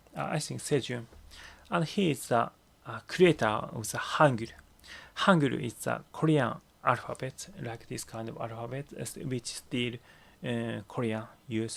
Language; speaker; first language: English; non-native, learner; Japanese